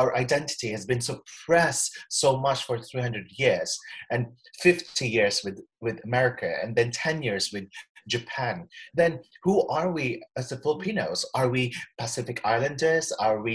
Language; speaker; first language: English; non-native, local second language; Cebuano